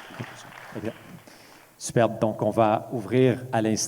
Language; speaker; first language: French; native; French